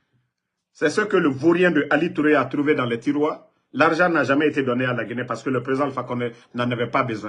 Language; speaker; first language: French; non-native, local second language; Mandingo